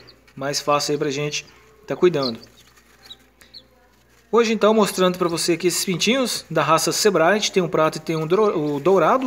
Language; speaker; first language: Portuguese; native; Portuguese